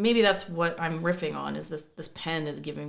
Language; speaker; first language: English; native; English